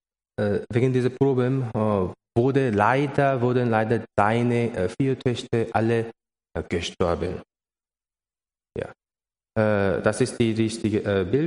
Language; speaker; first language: German; non-native, learner; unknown